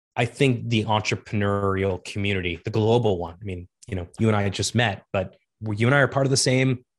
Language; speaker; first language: English; native; English